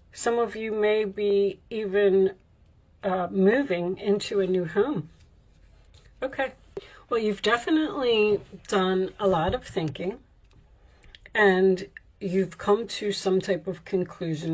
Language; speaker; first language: English; native; English